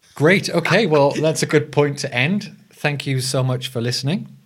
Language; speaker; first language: English; native; English